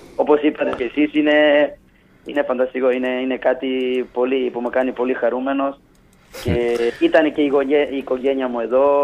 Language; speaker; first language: Greek; non-native, fluent; Italian